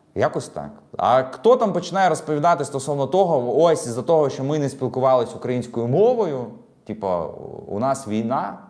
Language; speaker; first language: Ukrainian; non-native, local second language; Russian